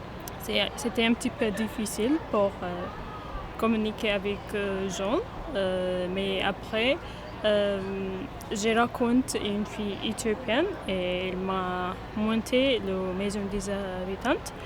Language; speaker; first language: French; non-native, learner; Amharic